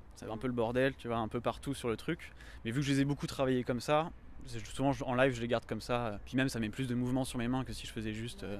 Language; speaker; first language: French; native; French